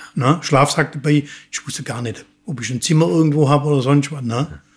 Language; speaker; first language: German; native; German